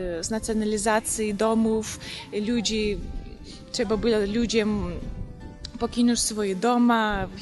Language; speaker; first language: Polish; non-native, learner; Russian